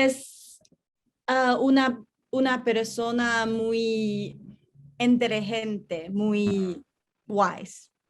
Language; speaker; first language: Spanish; non-native, learner; English